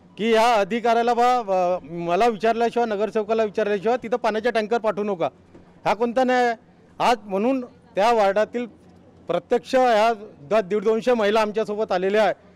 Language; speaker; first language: Marathi; native; Marathi